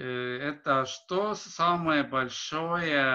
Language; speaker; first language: Russian; non-native, learner; Estonian